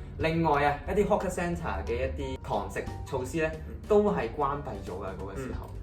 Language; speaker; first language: Cantonese; native; Cantonese